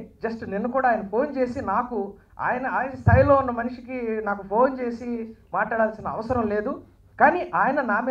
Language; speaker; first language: Telugu; native; Telugu